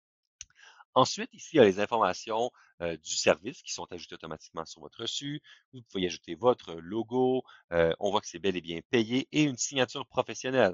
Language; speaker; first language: French; native; French